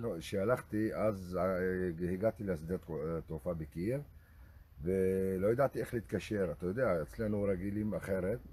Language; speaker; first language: Hebrew; non-native, local second language; Arabic